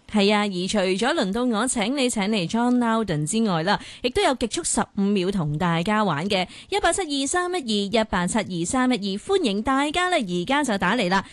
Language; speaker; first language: Cantonese; native; Cantonese